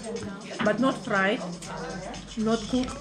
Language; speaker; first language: English; non-native, fluent; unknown